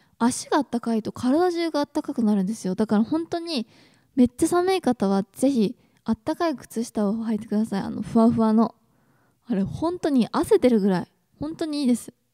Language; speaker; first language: Japanese; native; Japanese